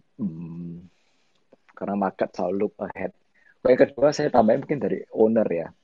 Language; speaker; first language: Indonesian; native; Indonesian